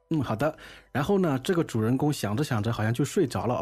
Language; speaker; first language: Chinese; native; Chinese